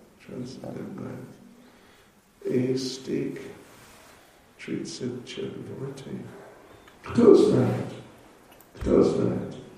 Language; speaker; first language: Russian; non-native, learner; English